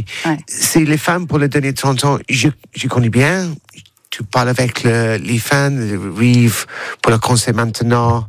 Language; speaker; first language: French; non-native, learner; English